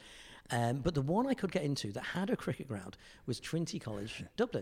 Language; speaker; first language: English; native; English